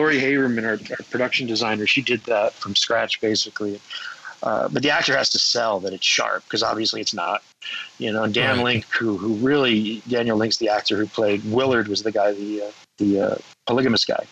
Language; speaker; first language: English; native; English